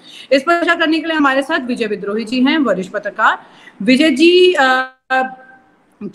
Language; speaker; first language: Hindi; native; Hindi